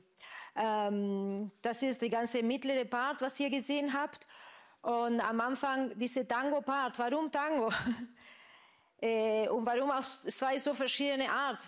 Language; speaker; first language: German; non-native, fluent; Spanish